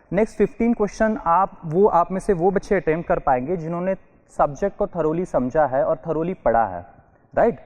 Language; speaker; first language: Hindi; non-native, fluent; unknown